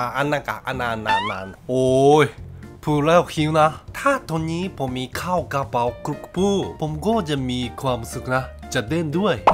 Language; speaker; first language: Thai; non-native, learner; Japanese